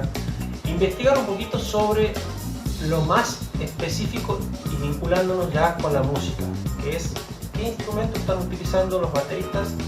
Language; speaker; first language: Spanish; native; Spanish